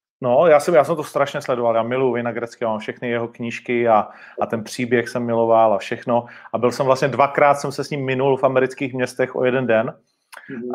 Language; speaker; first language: Czech; native; Czech